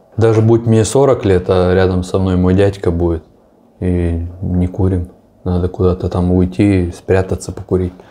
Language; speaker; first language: Russian; native; Russian